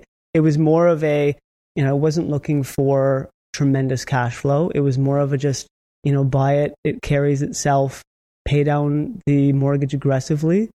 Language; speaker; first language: English; native; English